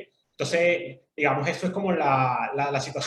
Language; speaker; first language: Spanish; native; Spanish